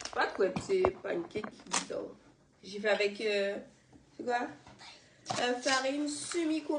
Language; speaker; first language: French; native; French